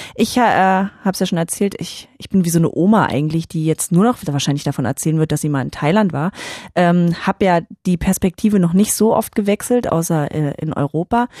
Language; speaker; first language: German; native; German